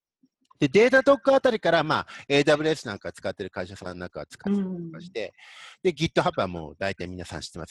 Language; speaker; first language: Japanese; native; Japanese